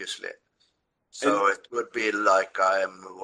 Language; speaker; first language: English; non-native, fluent; Norwegian